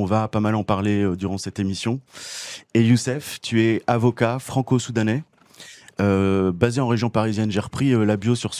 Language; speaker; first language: French; native; French